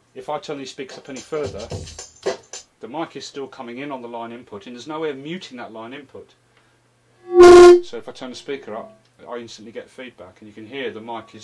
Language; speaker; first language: English; native; English